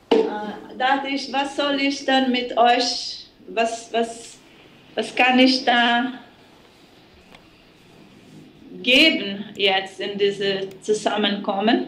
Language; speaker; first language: German; non-native, fluent; Portuguese